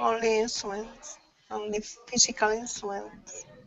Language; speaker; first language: English; non-native, learner; Spanish